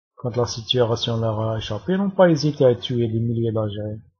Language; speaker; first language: French; non-native, local second language; Arabic